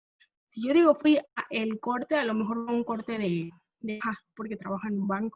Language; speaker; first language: Spanish; non-native, fluent; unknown